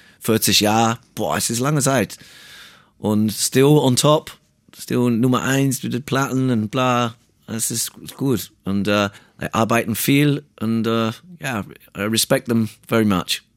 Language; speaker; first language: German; non-native, learner; English